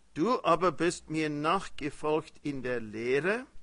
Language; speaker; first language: German; early bilingual, heritage; German